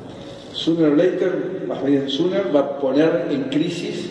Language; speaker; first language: Spanish; native; Spanish